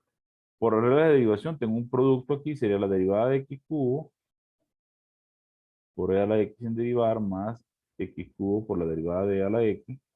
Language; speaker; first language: Spanish; native; Spanish